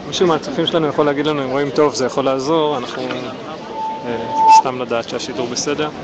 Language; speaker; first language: Hebrew; native; Hebrew